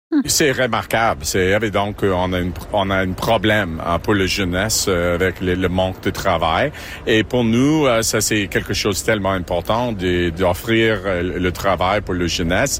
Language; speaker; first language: French; non-native, local second language; English